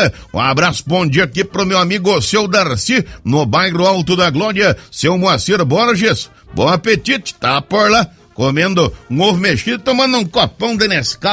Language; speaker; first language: Portuguese; native; Portuguese